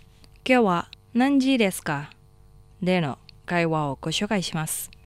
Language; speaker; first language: Japanese; non-native, fluent; Indonesian